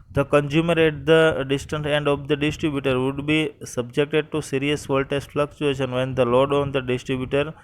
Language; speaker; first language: English; non-native, local second language; Gujarati